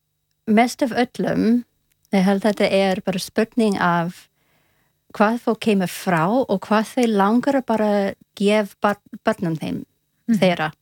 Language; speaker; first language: Icelandic; non-native, learner; English